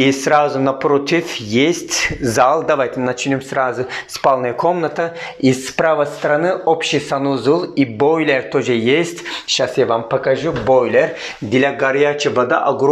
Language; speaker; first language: Russian; non-native, learner; Turkish